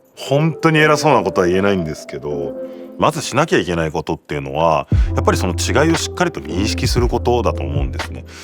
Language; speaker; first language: Japanese; native; Japanese